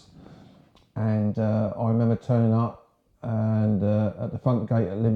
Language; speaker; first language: English; native; English